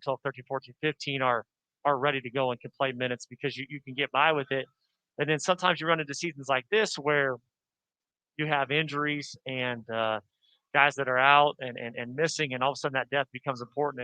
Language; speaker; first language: English; native; English